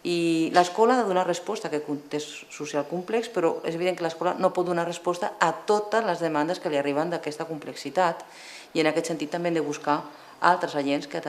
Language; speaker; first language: Catalan; native; Catalan